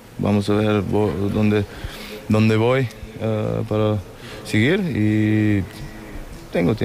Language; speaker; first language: Spanish; non-native, fluent; German